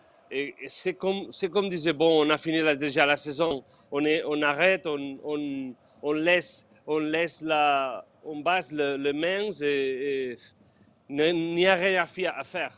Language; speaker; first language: French; non-native, fluent; Spanish